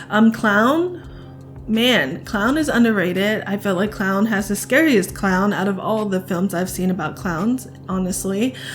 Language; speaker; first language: English; native; English